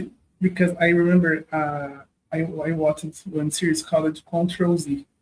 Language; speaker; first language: English; non-native, learner; Portuguese